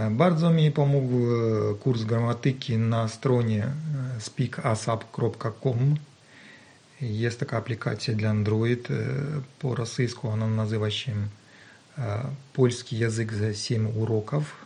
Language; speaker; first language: Polish; non-native, learner; Ukrainian